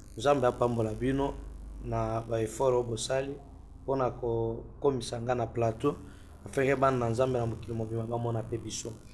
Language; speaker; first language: Lingala; non-native, local second language; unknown